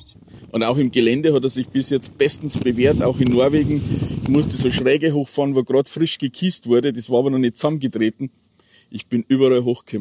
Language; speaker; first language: German; native; German